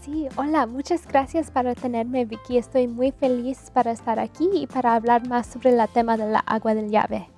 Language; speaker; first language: Spanish; non-native, fluent; English